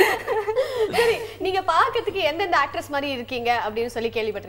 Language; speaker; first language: Tamil; native; Tamil